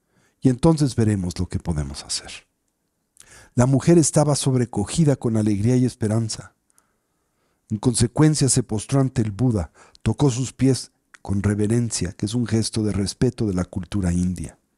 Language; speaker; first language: Spanish; native; Spanish